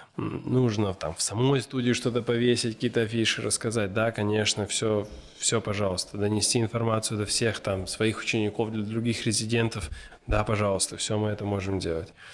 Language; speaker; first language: Russian; native; Russian